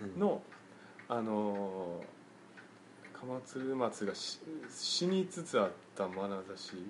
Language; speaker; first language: Japanese; native; Japanese